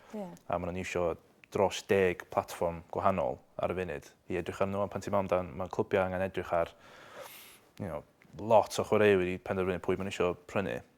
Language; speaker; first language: Welsh; native; Welsh